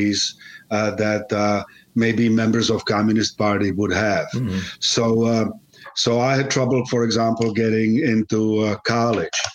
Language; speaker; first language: English; non-native, fluent; Czech